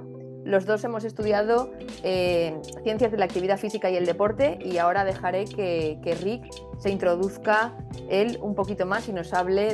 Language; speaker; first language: Spanish; native; Spanish